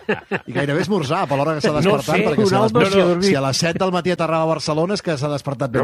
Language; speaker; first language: Catalan; native; Catalan